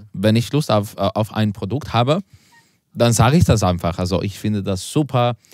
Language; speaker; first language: German; non-native, learner; Spanish